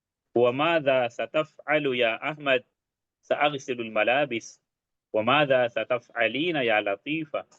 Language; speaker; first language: Arabic; non-native, fluent; Urdu